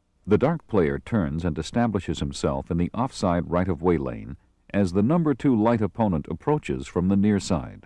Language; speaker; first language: English; native; English